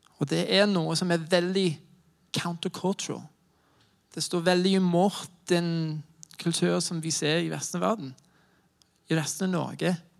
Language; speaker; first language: Norwegian; non-native, fluent; English